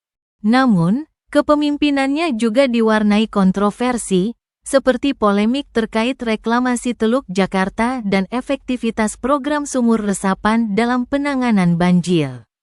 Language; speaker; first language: Indonesian; native; Indonesian